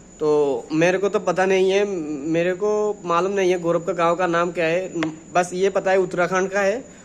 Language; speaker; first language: Hindi; non-native, learner; Bangla